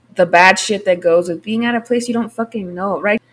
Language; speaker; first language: English; early bilingual, other home language; Spanish